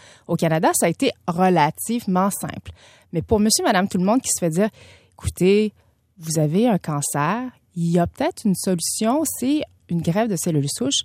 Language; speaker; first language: French; early bilingual, other home language; Vietnamese